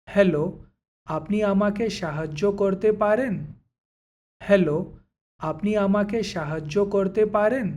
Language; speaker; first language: Bangla; non-native, local second language; Telugu